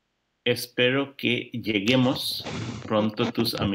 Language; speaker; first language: Spanish; non-native, learner; English